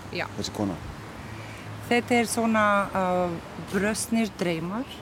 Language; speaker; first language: Icelandic; non-native, learner; Albanian